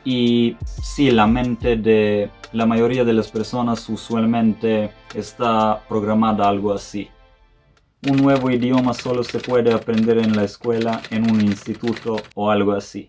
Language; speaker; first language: Spanish; non-native, fluent; Serbian